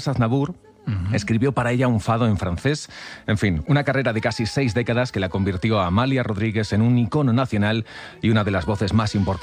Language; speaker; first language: Spanish; native; Spanish